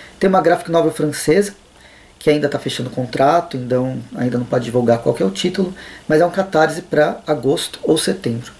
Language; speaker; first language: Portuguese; native; Portuguese